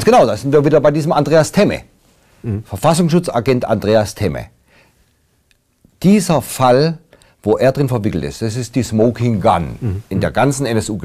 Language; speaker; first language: German; native; German